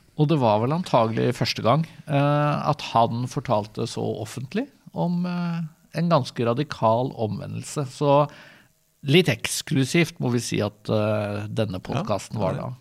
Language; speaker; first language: Norwegian; native; Norwegian